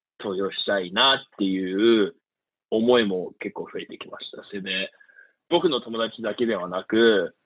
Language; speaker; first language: Japanese; early bilingual, heritage; Japanese